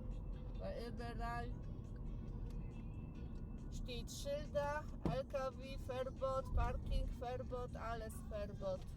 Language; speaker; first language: German; non-native, learner; Polish